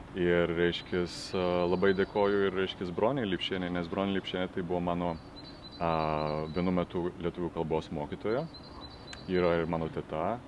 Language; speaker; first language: Lithuanian; early bilingual, heritage; Lithuanian